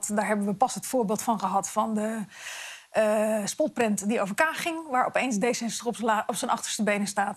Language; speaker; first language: Dutch; native; Dutch